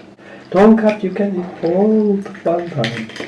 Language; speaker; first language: English; non-native, learner; Turkish